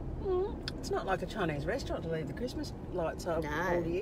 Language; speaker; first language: English; native; English